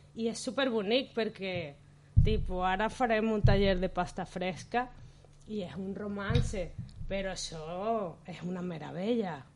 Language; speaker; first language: Catalan; non-native, fluent; Spanish